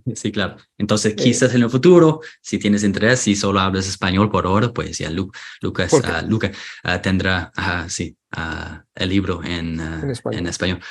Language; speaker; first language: Spanish; non-native, fluent; English